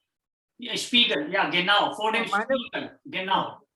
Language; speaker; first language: German; non-native, fluent; Hindi